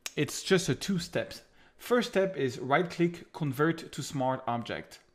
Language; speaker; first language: English; non-native, fluent; French